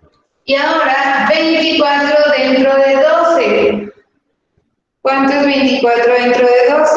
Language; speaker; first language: Spanish; native; Spanish